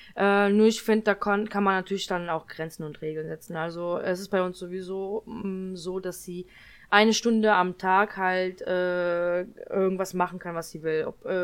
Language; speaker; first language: German; early bilingual, other home language; Polish